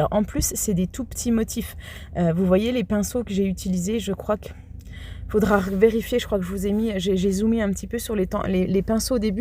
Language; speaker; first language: French; native; French